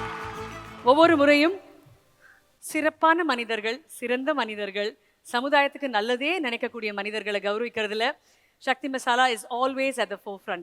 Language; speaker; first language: Tamil; native; Tamil